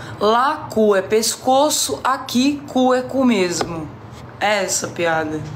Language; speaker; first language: Portuguese; native; Portuguese